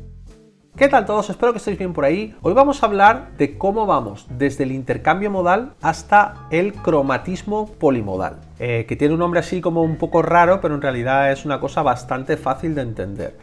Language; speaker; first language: Spanish; native; Spanish